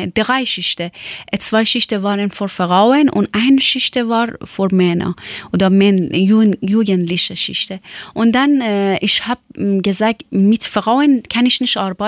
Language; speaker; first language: German; non-native, learner; Persian